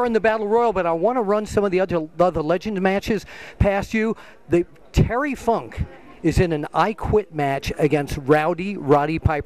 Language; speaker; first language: English; native; English